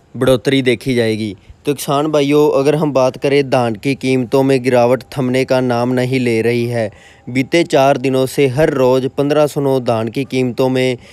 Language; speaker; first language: Hindi; non-native, local second language; Punjabi